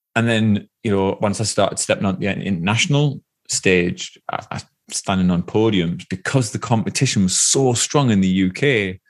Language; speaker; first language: English; native; English